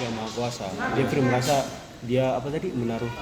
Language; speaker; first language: Indonesian; native; Indonesian